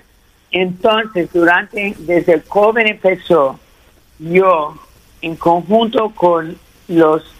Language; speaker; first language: Spanish; early bilingual, heritage; Spanish